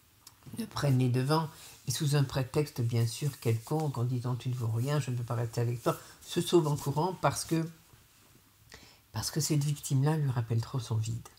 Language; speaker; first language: French; native; French